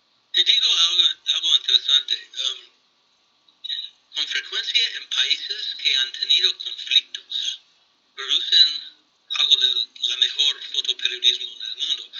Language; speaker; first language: Spanish; non-native, fluent; English